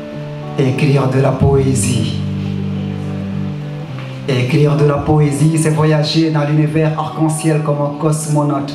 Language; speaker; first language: French; non-native, local second language; Wolof